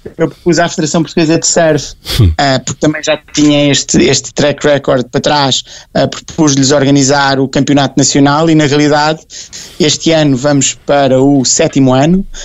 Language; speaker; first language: Portuguese; native; Portuguese